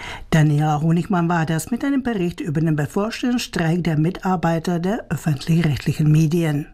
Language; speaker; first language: German; native; German